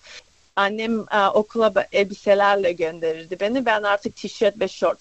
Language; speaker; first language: Turkish; early bilingual, other home language; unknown